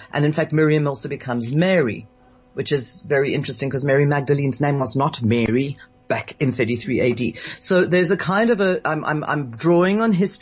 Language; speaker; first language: English; native; English